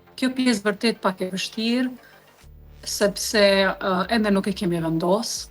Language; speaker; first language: Albanian; native; Albanian